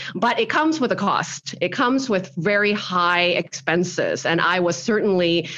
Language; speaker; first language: English; early bilingual, other home language; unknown